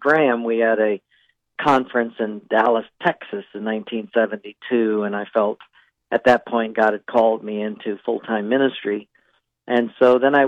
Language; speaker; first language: English; non-native, local second language; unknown